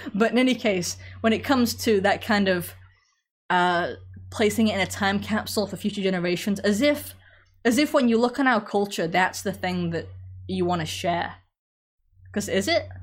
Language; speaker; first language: English; native; English